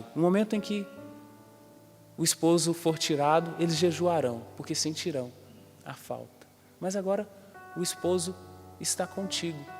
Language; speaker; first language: Portuguese; native; Portuguese